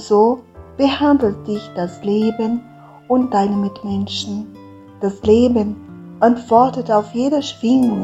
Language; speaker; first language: German; non-native, fluent; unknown